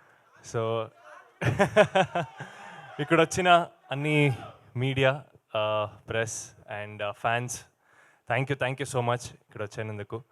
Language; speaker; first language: Telugu; non-native, learner; Kannada